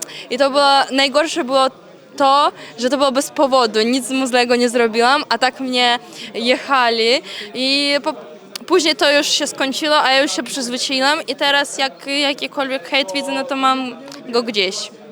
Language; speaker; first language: Polish; non-native, learner; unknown